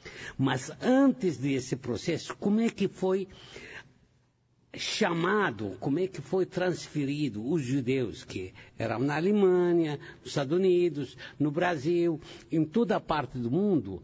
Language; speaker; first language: Portuguese; non-native, fluent; Arabic